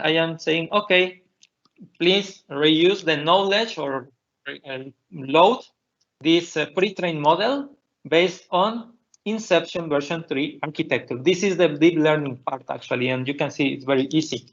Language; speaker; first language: English; non-native, fluent; Spanish